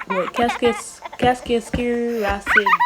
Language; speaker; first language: French; non-native, learner; English